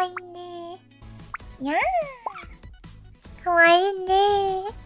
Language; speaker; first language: Japanese; native; Japanese